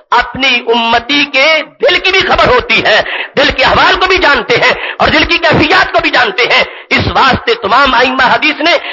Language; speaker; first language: Urdu; native; Urdu